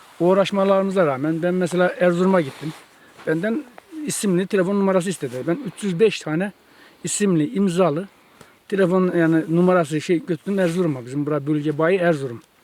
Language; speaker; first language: Turkish; native; Turkish